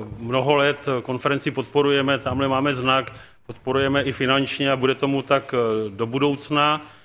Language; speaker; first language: Czech; native; Czech